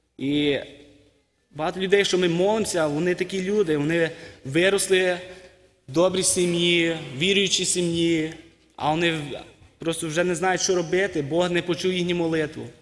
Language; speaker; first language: Ukrainian; early bilingual, heritage; Ukrainian